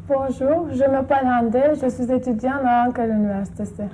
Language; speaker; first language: French; non-native, learner; Turkish